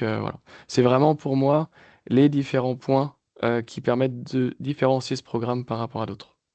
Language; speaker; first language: French; native; French